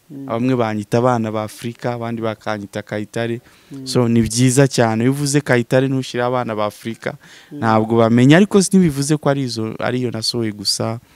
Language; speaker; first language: Kinyarwanda; early bilingual, heritage; Kinyarwanda